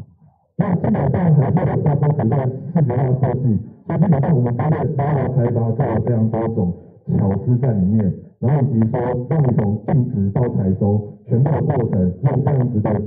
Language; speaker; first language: Chinese; native; Chinese